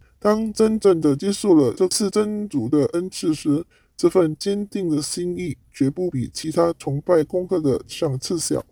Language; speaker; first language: Chinese; non-native, local second language; Cantonese